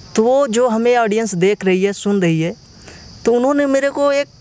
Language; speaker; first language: Hindi; native; Hindi